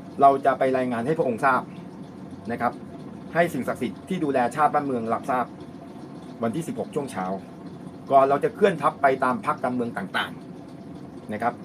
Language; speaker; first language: Thai; native; Thai